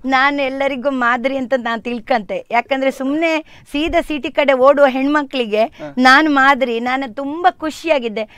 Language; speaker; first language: Kannada; native; Kannada